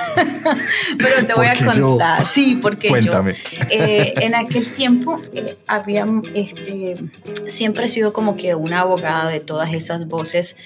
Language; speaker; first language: Spanish; native; Spanish